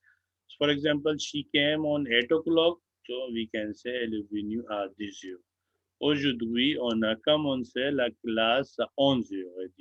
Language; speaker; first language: French; non-native, fluent; Hindi